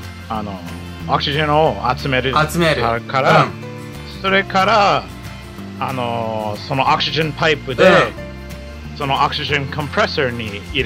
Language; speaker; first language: Japanese; non-native, fluent; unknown